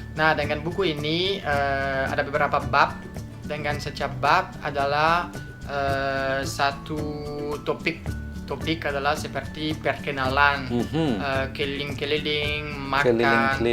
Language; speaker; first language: Indonesian; non-native, fluent; French